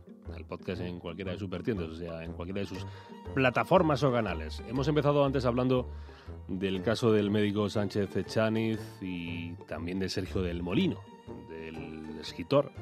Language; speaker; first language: Spanish; native; Spanish